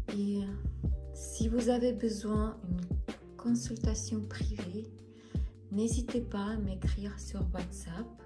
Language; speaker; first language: French; non-native, fluent; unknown